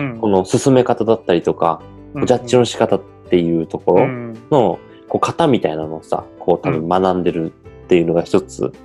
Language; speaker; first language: Japanese; native; Japanese